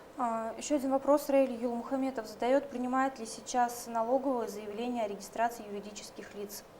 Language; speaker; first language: Russian; native; Russian